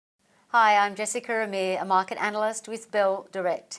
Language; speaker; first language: English; native; English